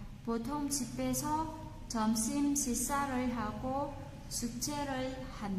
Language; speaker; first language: Korean; non-native, fluent; Vietnamese